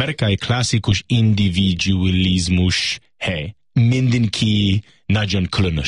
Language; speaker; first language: Hungarian; non-native, learner; English